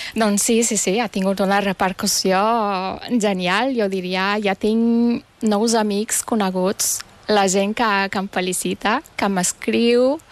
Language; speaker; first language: Catalan; non-native, fluent; Turkish